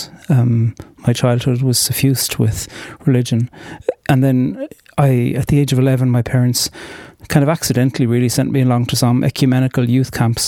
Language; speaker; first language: English; non-native, local second language; Irish